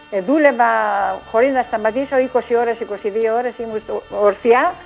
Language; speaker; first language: Greek; native; Greek